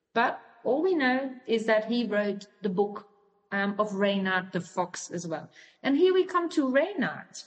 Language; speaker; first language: English; non-native, fluent; Dutch